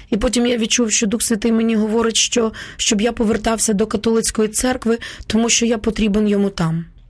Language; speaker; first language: Ukrainian; native; Ukrainian